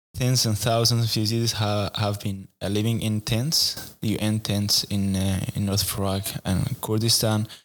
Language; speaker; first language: English; non-native, fluent; Arabic